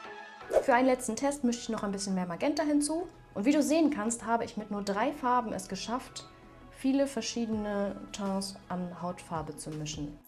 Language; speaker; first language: German; native; German